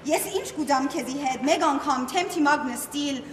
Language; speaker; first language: Armenian; early bilingual, other home language; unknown